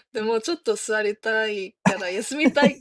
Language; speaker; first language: Japanese; non-native, fluent; Korean